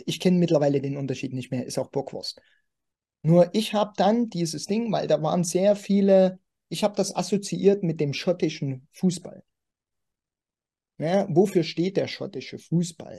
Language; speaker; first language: German; native; German